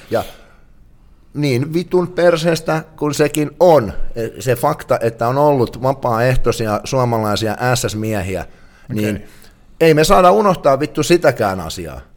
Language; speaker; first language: Finnish; native; Finnish